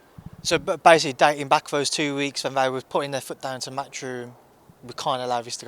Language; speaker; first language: English; native; English